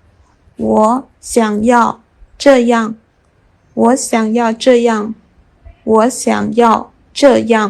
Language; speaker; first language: Chinese; non-native, learner; Khmer